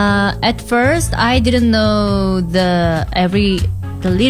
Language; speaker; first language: English; non-native, learner; Korean